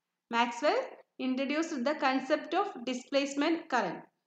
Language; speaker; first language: English; non-native, local second language; Malayalam